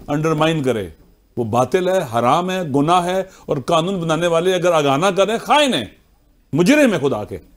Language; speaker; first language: Urdu; non-native, local second language; Punjabi